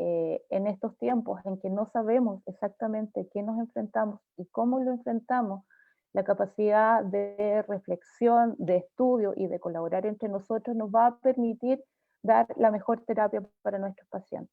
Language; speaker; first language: Spanish; native; Spanish